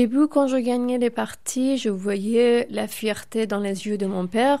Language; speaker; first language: French; non-native, fluent; Persian